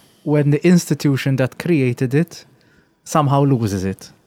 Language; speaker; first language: English; non-native, local second language; Maltese